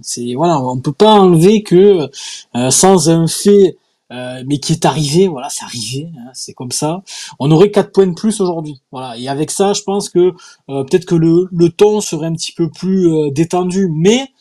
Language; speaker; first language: French; native; French